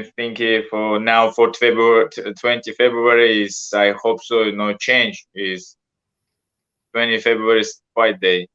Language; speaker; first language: English; non-native, learner; Russian